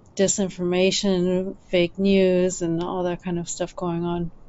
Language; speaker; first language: English; native; English